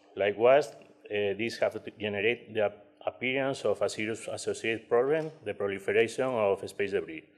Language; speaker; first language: English; non-native, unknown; Spanish